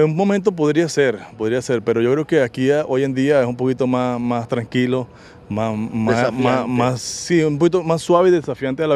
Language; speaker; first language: Spanish; native; Spanish